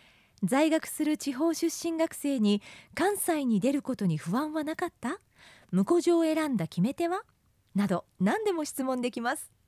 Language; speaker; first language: Japanese; native; Japanese